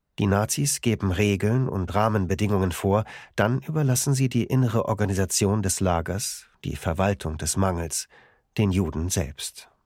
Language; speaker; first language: German; native; German